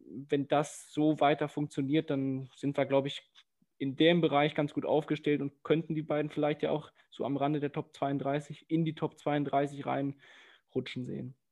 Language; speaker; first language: German; native; German